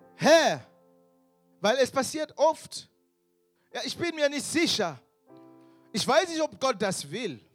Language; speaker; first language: German; non-native, fluent; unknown